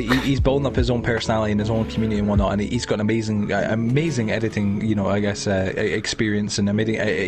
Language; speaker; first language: English; native; English